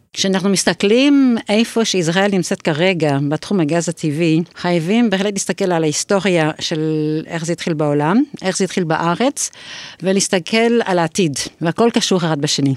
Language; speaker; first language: Hebrew; non-native, fluent; English